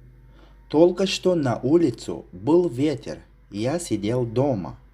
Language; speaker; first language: Russian; non-native, local second language; Tajik